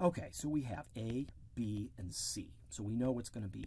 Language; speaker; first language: English; native; English